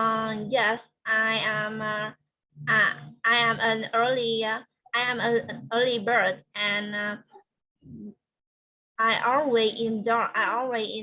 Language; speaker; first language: English; non-native, learner; Vietnamese